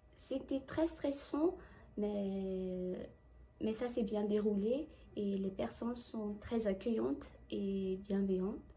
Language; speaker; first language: French; non-native, local second language; Malagasy